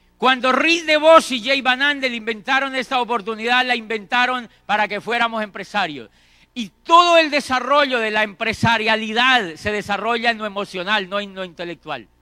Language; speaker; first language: Spanish; native; Spanish